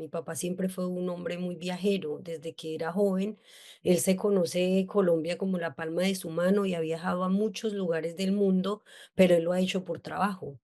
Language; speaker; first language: Spanish; native; Spanish